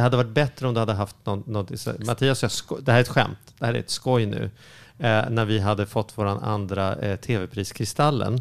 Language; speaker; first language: Swedish; native; Swedish